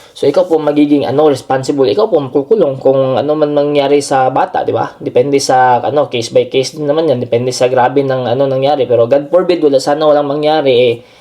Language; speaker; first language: Filipino; non-native, local second language; Cebuano